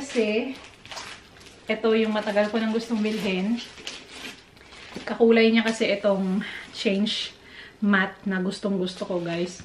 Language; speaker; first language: Filipino; native; Filipino